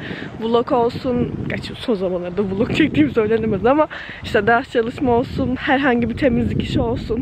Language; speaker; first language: Turkish; native; Turkish